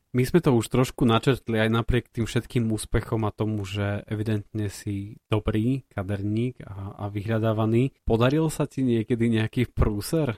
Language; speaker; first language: Slovak; native; Slovak